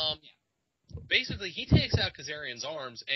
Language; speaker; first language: English; native; English